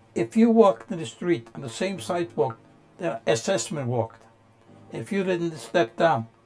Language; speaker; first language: English; non-native, fluent; Polish